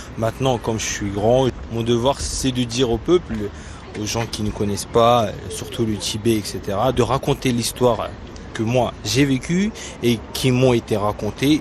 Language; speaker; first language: French; non-native, fluent; Tibetan